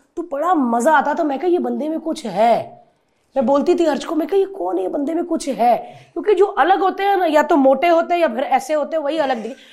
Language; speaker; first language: Hindi; native; Hindi